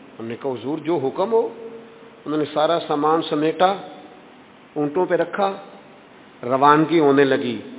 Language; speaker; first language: Urdu; non-native, local second language; Punjabi